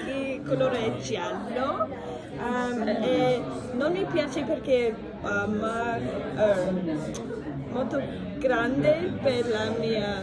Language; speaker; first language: Italian; non-native, learner; English